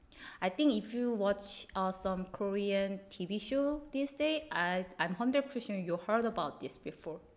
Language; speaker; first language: English; non-native, fluent; Korean